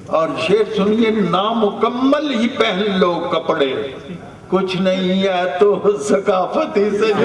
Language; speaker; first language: Urdu; non-native, local second language; Punjabi